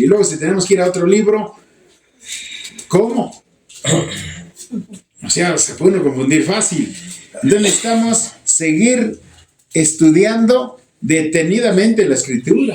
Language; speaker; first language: Spanish; native; Spanish